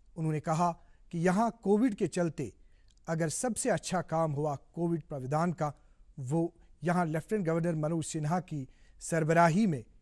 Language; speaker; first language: Hindi; non-native, local second language; Kashmiri